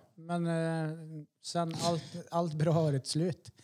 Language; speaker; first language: Swedish; native; Swedish